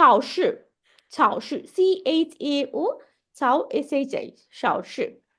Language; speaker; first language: Chinese; non-native, learner; Hindi